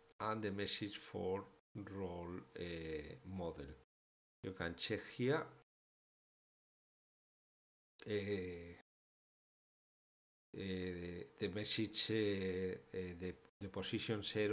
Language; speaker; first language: English; non-native, fluent; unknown